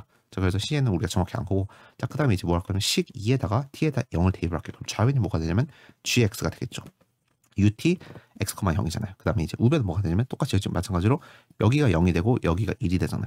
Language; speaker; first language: Korean; native; Korean